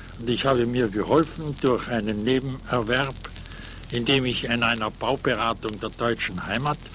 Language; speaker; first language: German; native; German